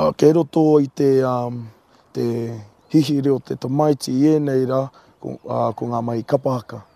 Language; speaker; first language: Māori; native; Māori